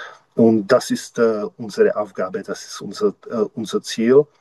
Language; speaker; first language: German; non-native, learner; Czech